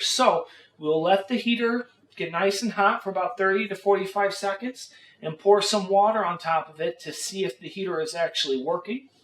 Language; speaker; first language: English; native; English